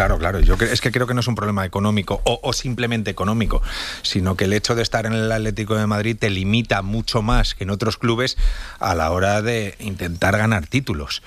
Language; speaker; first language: Spanish; native; Spanish